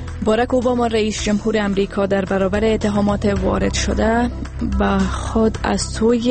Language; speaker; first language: Persian; native; Persian